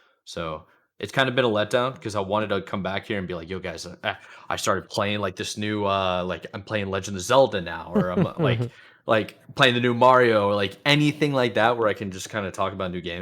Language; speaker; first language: English; native; English